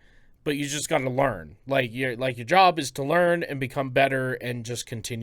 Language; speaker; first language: English; native; English